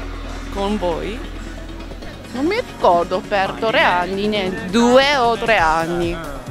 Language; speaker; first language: Italian; non-native, fluent; Japanese